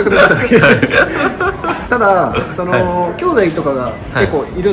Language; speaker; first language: Japanese; native; Japanese